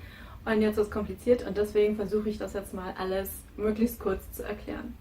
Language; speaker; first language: German; native; German